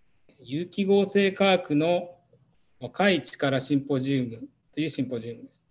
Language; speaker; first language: Japanese; native; Japanese